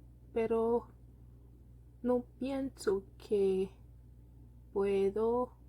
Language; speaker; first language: Spanish; non-native, learner; Lingala